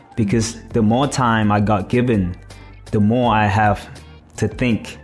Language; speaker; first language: English; non-native, fluent; Thai